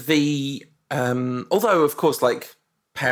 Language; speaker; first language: English; native; English